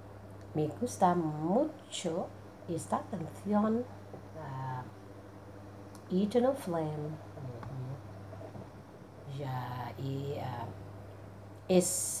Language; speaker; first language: Spanish; non-native, learner; Thai